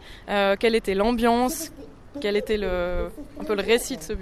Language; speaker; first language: French; native; French